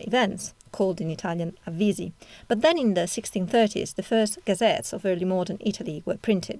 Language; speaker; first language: English; non-native, fluent; Italian